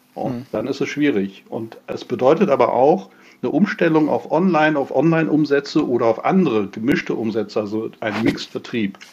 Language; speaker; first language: German; non-native, fluent; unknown